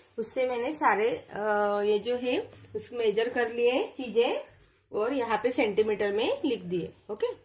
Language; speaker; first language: Hindi; non-native, local second language; Marathi